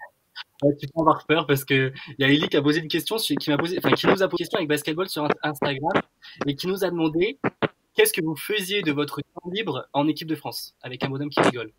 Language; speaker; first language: French; native; French